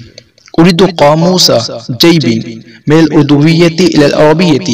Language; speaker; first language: Arabic; non-native, fluent; Urdu